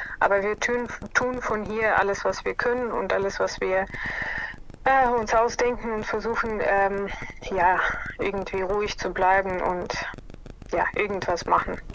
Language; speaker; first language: German; non-native, fluent; Russian